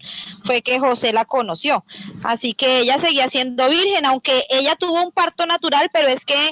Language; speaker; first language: Spanish; native; Spanish